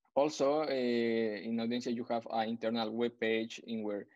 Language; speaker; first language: English; non-native, fluent; Spanish